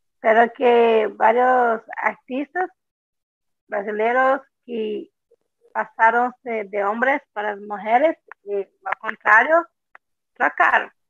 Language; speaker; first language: Spanish; non-native, learner; Portuguese